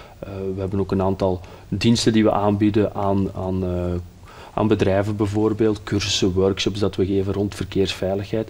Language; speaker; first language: Dutch; native; Dutch